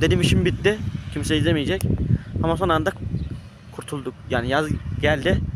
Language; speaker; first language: Turkish; native; Turkish